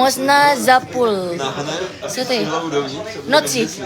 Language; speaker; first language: Czech; non-native, learner; Indonesian